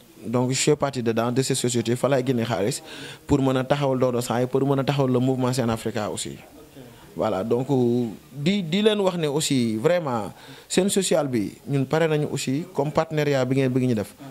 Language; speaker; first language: French; non-native, local second language; Wolof